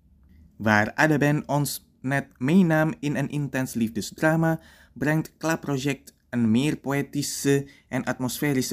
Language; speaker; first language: Dutch; non-native, fluent; Indonesian